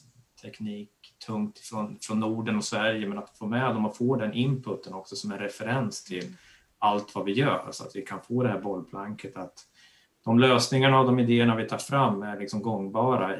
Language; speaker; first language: Swedish; native; Swedish